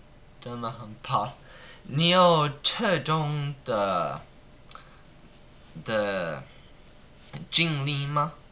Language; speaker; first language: Chinese; non-native, learner; English